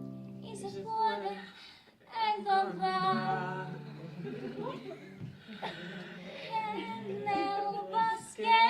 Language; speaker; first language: Spanish; non-native, learner; Finnish